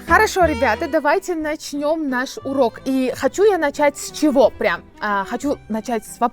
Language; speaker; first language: Russian; non-native, local second language; Uzbek